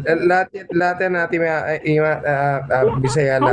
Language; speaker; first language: Filipino; non-native, local second language; Cebuano